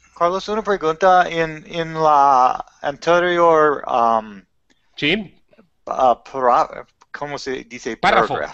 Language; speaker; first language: Spanish; non-native, learner; English